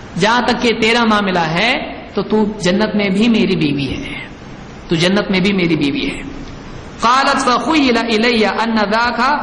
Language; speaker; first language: Urdu; native; Urdu